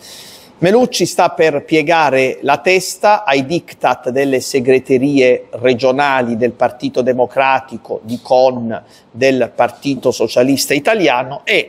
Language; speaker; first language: Italian; native; Italian